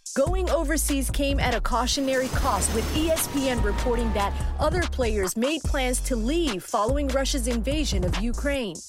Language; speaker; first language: English; non-native, fluent; Somali